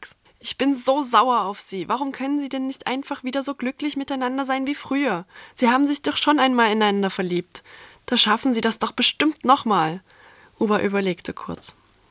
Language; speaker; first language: German; native; German